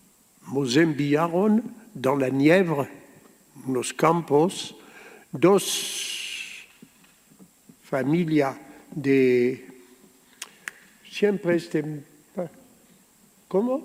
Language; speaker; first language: Spanish; early bilingual, heritage; Spanish